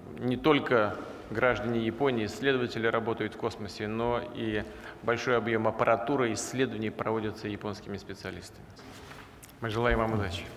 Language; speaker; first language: Russian; native; Russian